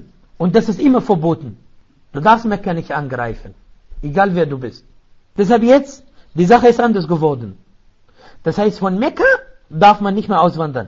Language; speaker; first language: German; non-native, fluent; Arabic